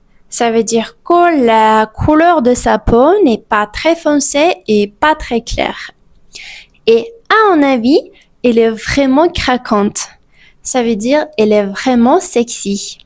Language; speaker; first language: French; non-native, fluent; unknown